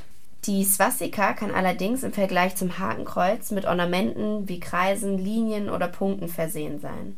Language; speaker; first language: German; native; German